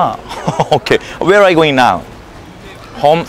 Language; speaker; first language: English; non-native, learner; Korean